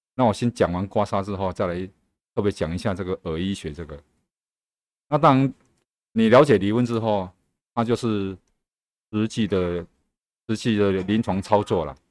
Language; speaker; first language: Chinese; native; Chinese